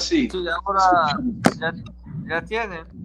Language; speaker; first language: Spanish; non-native, fluent; Persian